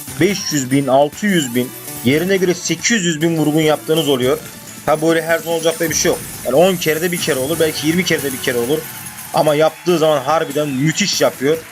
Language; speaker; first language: Turkish; native; Turkish